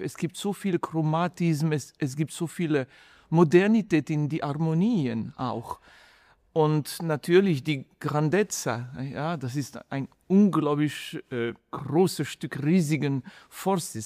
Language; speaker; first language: German; non-native, fluent; French